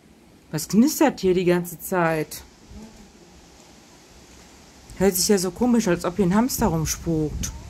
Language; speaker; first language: German; native; German